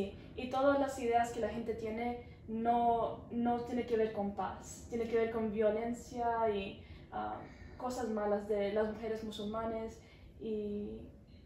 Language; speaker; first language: Spanish; early bilingual, heritage; Spanish